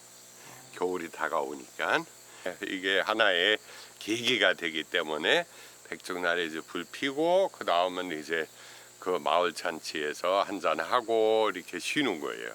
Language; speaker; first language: Korean; non-native, fluent; German